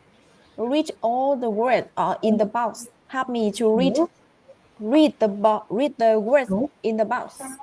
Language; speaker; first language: English; non-native, learner; Vietnamese